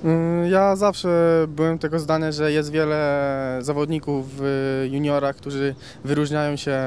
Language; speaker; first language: Polish; native; Polish